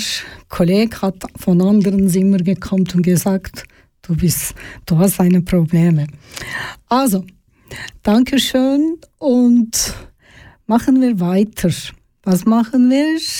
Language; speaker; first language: German; non-native, fluent; Georgian